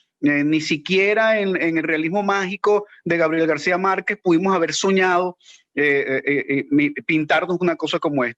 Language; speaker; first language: Spanish; native; Spanish